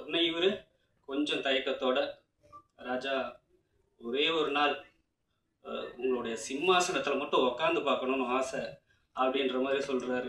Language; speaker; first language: Tamil; native; Tamil